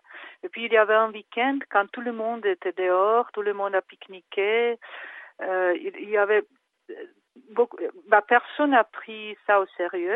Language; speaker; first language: French; non-native, fluent; Czech